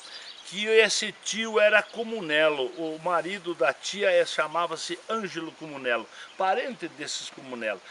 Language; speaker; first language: Portuguese; native; Portuguese